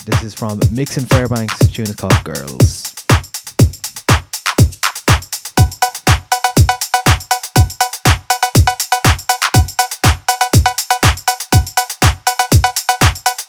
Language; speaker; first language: English; native; English